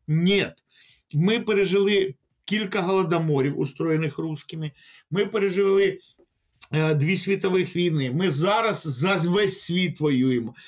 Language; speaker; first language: Ukrainian; non-native, local second language; Russian